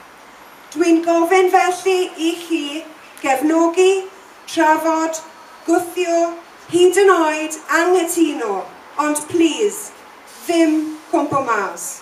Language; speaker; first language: Welsh; non-native, local second language; English